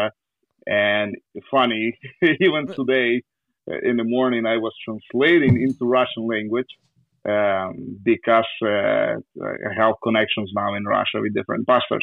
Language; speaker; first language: English; non-native, fluent; Ukrainian